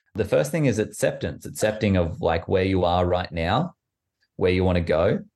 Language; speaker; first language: English; native; English